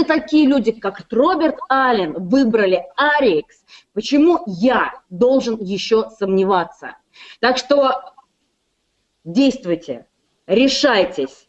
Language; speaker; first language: Russian; native; Russian